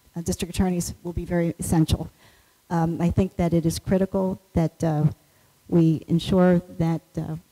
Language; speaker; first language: English; native; English